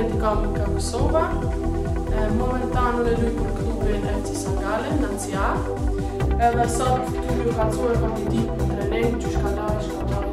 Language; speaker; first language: German; early bilingual, other home language; Albanian